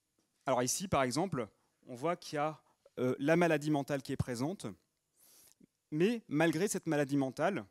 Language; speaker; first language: French; native; French